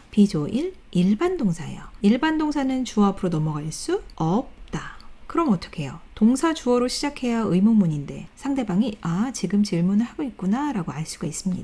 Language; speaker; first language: Korean; native; Korean